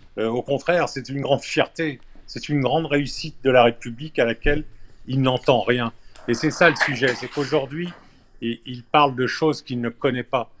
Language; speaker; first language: French; native; French